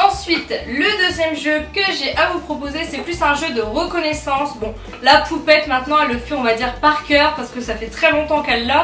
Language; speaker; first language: French; native; French